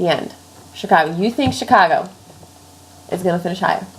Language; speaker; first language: English; native; English